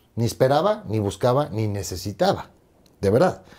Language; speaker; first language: Spanish; native; Spanish